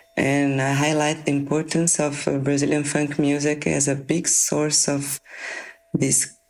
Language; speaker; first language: English; non-native, fluent; Portuguese